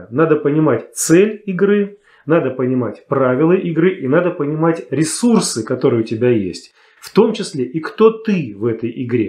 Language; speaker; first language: Russian; native; Russian